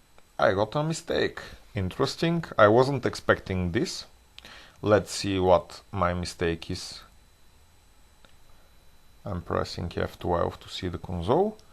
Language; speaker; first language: English; non-native, fluent; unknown